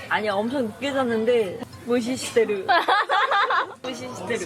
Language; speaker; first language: Korean; non-native, learner; Japanese